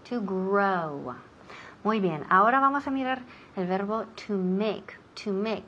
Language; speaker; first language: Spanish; non-native, fluent; English